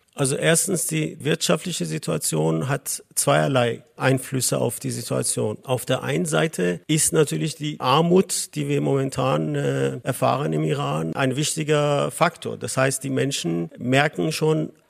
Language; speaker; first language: German; non-native, fluent; Persian